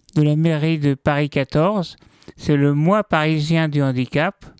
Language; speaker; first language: French; native; French